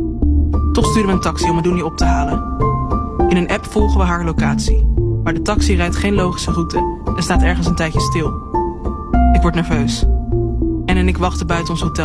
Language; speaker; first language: Dutch; native; Dutch